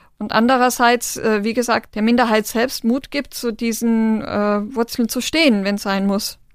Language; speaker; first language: German; non-native, local second language; Romany